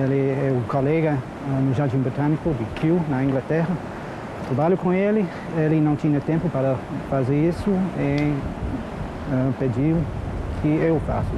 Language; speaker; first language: Portuguese; non-native, learner; English